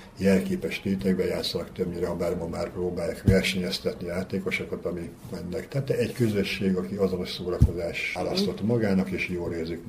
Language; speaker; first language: Hungarian; native; Hungarian